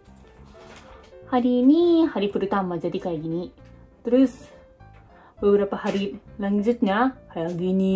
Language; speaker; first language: Indonesian; native; Indonesian